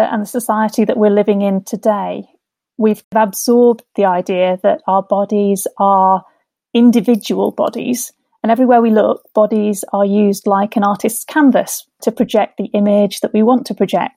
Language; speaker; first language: English; native; English